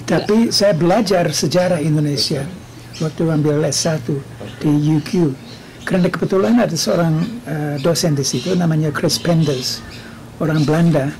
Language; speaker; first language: Indonesian; non-native, fluent; English